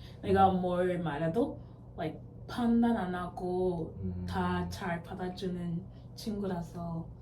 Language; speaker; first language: Korean; non-native, fluent; English